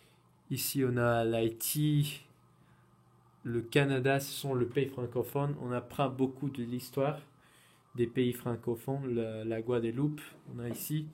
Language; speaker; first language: French; non-native, fluent; Spanish